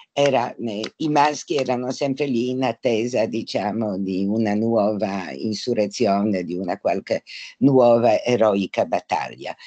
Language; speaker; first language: Italian; non-native, fluent; Polish